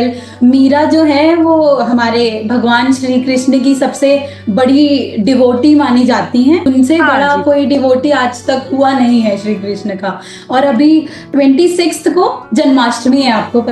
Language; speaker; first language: Hindi; native; Hindi